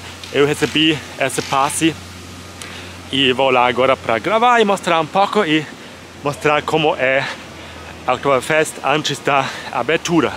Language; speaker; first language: Portuguese; non-native, fluent; German